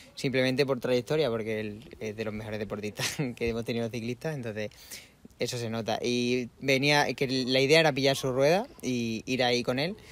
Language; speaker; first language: Spanish; native; Spanish